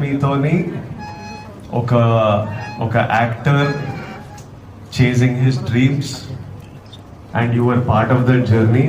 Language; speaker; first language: Telugu; native; Telugu